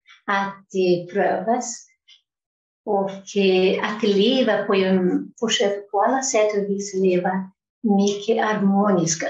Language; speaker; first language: Swedish; non-native, fluent; Portuguese